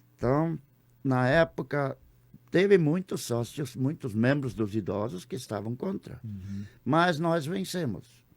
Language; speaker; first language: Portuguese; non-native, local second language; German